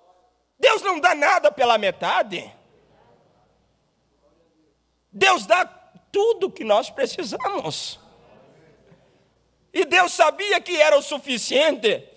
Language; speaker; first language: Portuguese; native; Portuguese